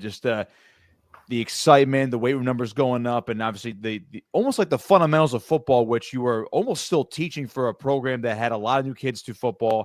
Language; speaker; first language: English; native; English